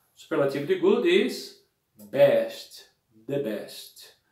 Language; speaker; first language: English; non-native, fluent; Portuguese